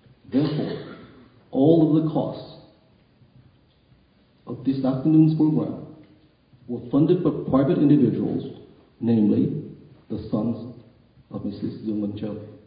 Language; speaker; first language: English; non-native, fluent; Vietnamese